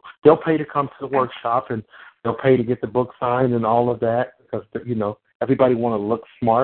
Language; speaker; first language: English; native; English